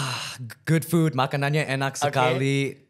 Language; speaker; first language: Indonesian; early bilingual, heritage; English